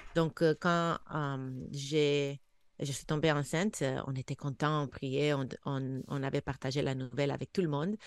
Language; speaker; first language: French; non-native, fluent; English